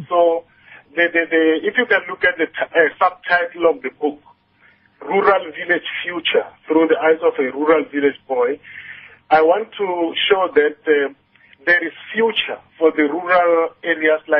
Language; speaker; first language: English; non-native, local second language; Northern Sotho